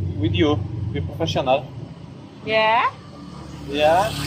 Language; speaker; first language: English; non-native, learner; Polish